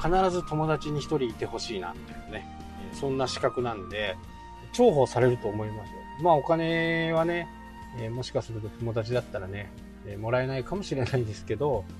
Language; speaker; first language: Japanese; native; Japanese